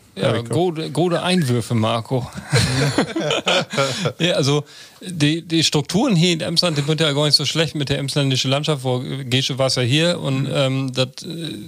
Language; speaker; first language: German; native; German